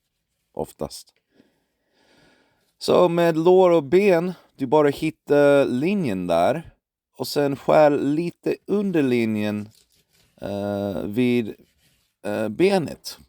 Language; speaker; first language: Swedish; non-native, fluent; English